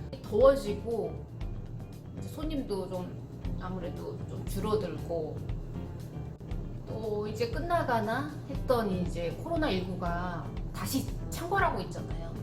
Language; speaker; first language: Korean; native; Korean